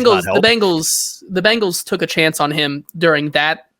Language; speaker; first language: English; native; English